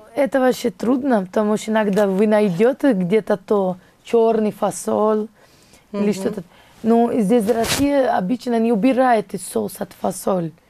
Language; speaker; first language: Russian; non-native, learner; Portuguese